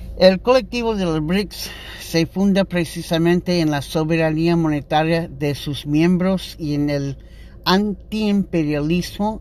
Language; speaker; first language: Spanish; non-native, learner; English